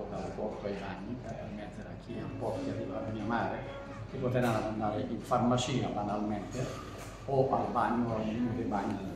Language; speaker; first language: Italian; native; Italian